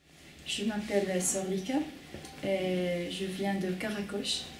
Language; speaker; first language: French; non-native, fluent; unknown